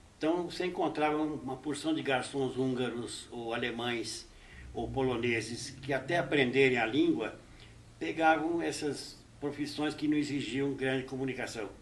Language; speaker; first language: Portuguese; early bilingual, other home language; Hungarian